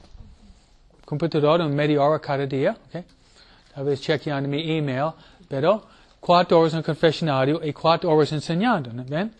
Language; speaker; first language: Spanish; non-native, fluent; English